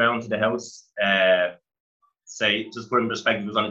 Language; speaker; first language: English; native; English